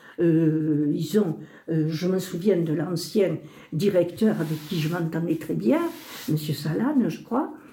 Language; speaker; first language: French; early bilingual, other home language; Spanish